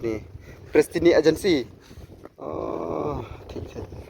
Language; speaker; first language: Hindi; non-native, learner; Malay